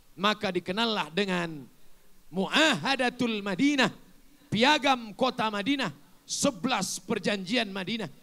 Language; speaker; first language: Malay; native; Malay